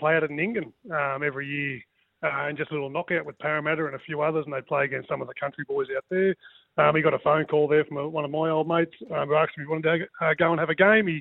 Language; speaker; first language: English; native; English